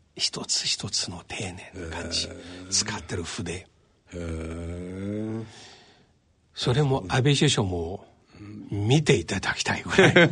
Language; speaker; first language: Japanese; non-native, fluent; Chinese